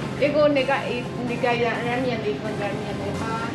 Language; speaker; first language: Korean; non-native, learner; Vietnamese